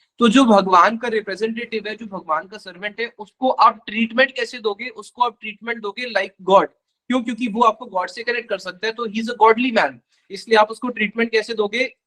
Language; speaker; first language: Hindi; native; Hindi